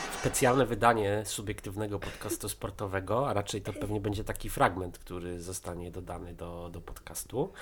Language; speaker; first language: Polish; native; Polish